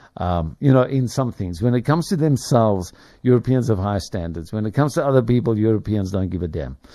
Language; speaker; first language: English; native; English